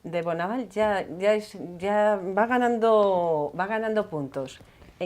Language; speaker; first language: Spanish; native; Spanish